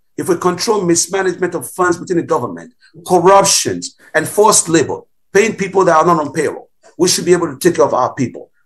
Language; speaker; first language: English; non-native, local second language; Bini